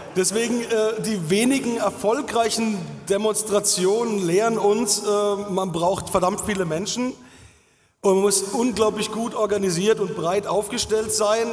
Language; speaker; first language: German; native; German